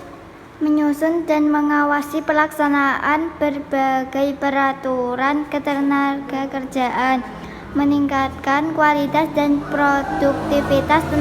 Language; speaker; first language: Indonesian; native; Indonesian